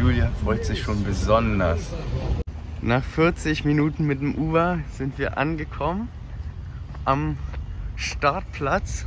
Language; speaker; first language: German; native; German